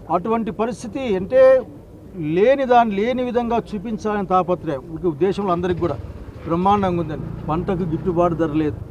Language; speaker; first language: Telugu; native; Telugu